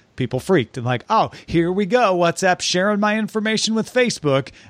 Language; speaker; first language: English; native; English